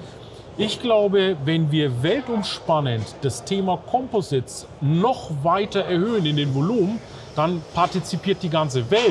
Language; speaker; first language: German; native; German